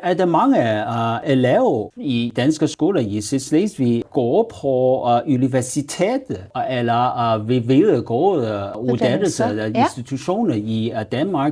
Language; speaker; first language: Danish; non-native, learner; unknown